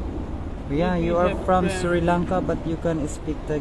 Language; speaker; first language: English; non-native, learner; Filipino